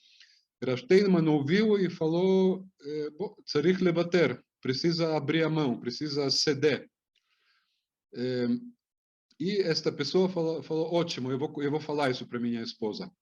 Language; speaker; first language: Portuguese; non-native, fluent; Hebrew